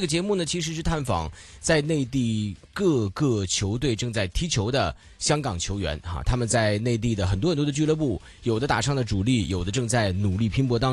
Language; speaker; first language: Chinese; native; Chinese